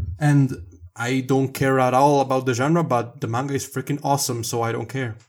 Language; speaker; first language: English; non-native, fluent; Italian